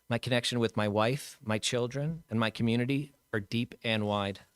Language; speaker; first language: English; native; English